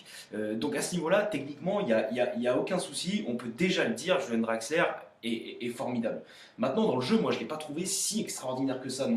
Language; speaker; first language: French; native; French